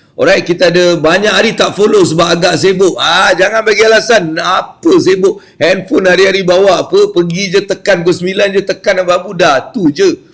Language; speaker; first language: Malay; native; Malay